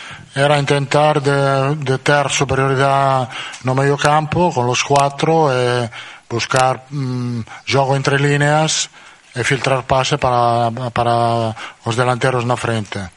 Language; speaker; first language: Portuguese; non-native, learner; Italian